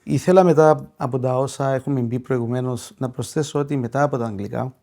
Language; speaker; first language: Greek; non-native, local second language; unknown